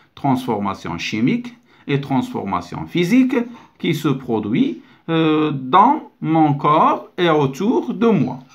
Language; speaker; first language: French; non-native, local second language; Arabic